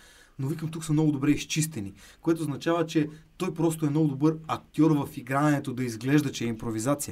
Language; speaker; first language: Bulgarian; native; Bulgarian